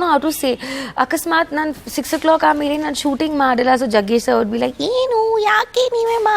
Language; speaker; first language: Kannada; non-native, learner; Punjabi